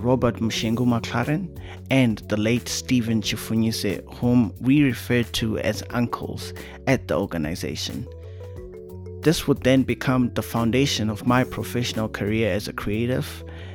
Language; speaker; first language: English; non-native, local second language; Shona